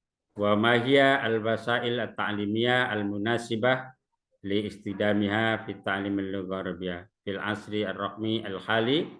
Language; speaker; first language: Arabic; non-native, learner; Indonesian